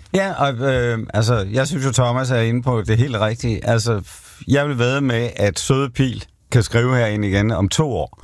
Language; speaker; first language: Danish; native; Danish